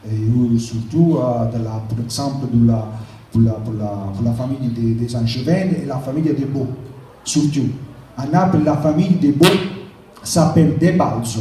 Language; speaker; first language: French; non-native, learner; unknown